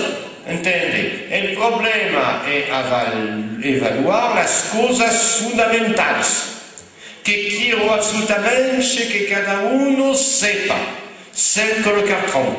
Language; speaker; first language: Spanish; non-native, fluent; French